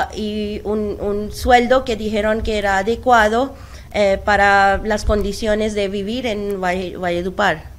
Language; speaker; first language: Spanish; non-native, fluent; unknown